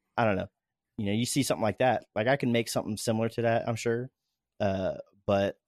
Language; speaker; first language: English; native; English